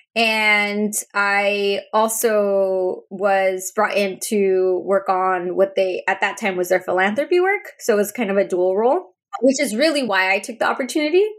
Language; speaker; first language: English; early bilingual, other home language; Spanish